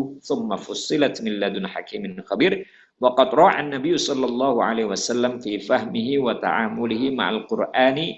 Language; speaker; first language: Arabic; non-native, fluent; Indonesian